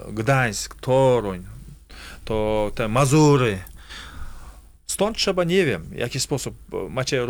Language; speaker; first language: Polish; non-native, fluent; Kazakh